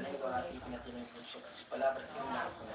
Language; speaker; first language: Spanish; non-native, learner; Filipino